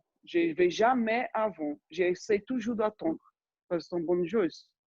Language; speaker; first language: French; non-native, fluent; Portuguese